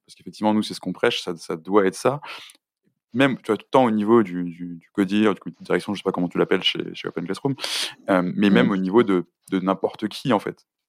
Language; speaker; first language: French; native; French